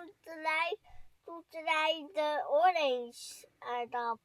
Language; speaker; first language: English; non-native, learner; Dutch